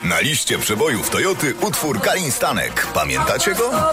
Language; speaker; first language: Polish; native; Polish